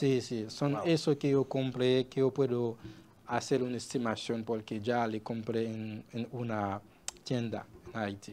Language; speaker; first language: Spanish; non-native, learner; Haitian Creole